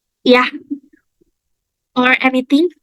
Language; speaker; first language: English; non-native, fluent; Indonesian